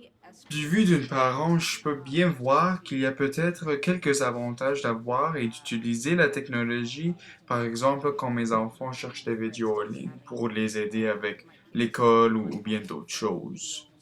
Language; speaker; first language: French; non-native, learner; English